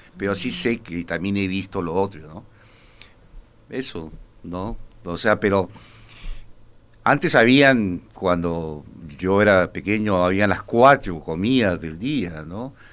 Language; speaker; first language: Spanish; native; Spanish